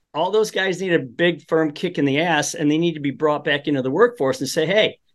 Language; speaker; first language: English; early bilingual, other home language; Polish